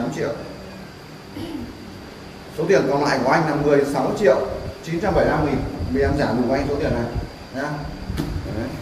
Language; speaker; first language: Vietnamese; native; Vietnamese